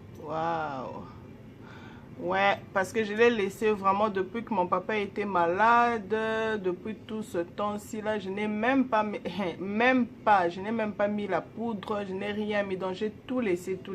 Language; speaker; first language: French; non-native, local second language; Lingala